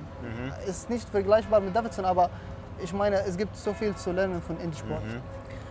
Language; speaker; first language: German; non-native, fluent; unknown